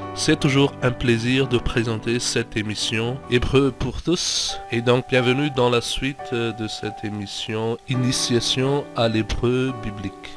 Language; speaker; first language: French; native; French